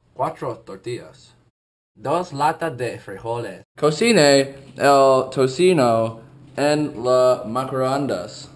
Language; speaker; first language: Spanish; non-native, learner; English